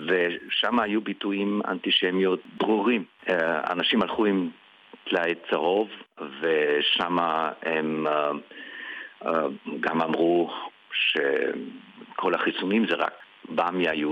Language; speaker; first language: Hebrew; early bilingual, heritage; Hebrew